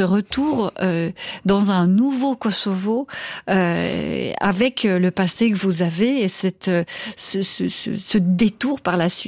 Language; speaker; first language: French; native; French